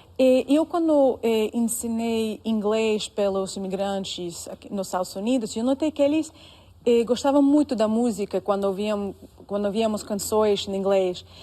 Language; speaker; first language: Portuguese; non-native, fluent; Russian